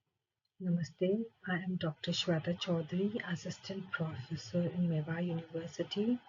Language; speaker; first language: English; non-native, local second language; Hindi